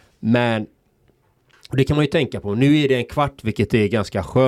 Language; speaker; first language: Swedish; native; Swedish